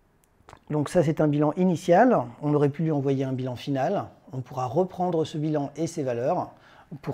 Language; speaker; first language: French; native; French